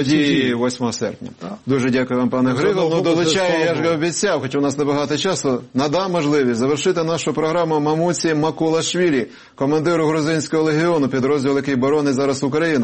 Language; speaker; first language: Ukrainian; native; Ukrainian